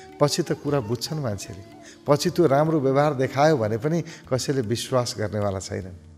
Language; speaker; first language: Nepali; native; Nepali